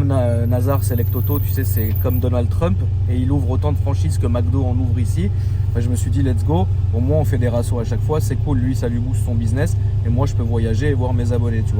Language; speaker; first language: French; native; French